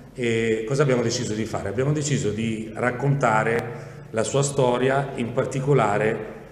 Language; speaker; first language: Italian; native; Italian